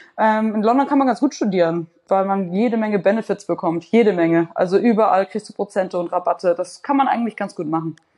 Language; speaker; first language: German; native; German